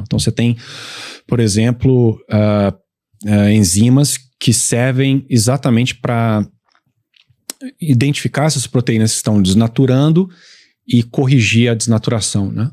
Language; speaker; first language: Portuguese; native; Portuguese